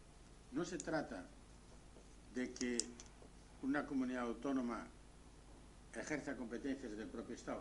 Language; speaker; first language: Spanish; native; Spanish